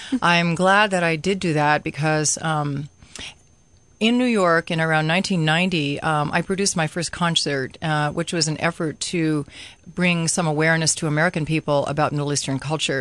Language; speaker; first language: English; native; English